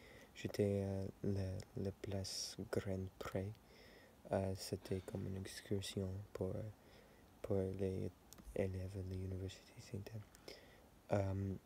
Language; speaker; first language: French; non-native, learner; English